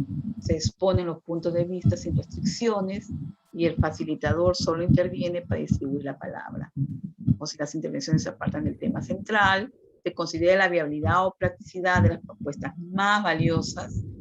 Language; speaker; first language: Spanish; native; Spanish